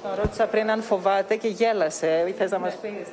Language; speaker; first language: Greek; native; Greek